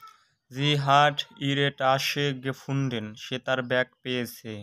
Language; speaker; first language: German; non-native, fluent; Bangla